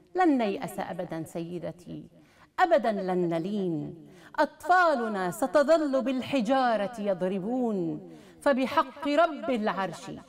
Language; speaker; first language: Arabic; native; Arabic